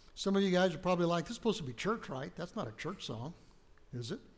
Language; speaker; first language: English; native; English